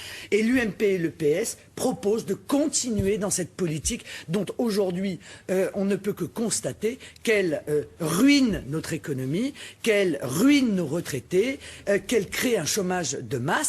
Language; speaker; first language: French; native; French